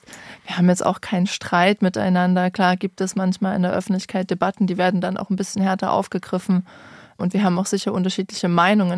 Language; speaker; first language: German; native; German